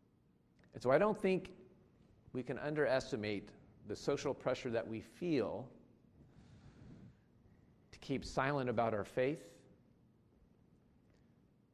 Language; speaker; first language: English; native; English